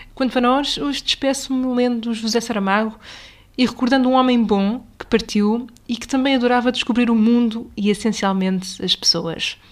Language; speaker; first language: Portuguese; native; Portuguese